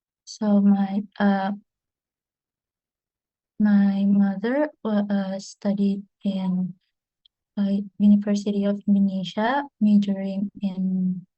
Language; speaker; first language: English; non-native, fluent; Indonesian